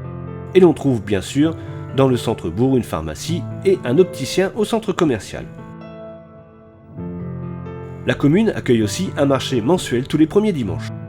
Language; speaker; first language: French; native; French